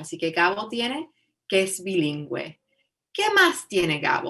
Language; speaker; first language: Spanish; early bilingual, heritage; Spanish